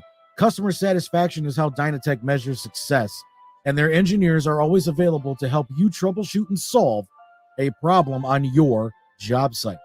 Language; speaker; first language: English; native; English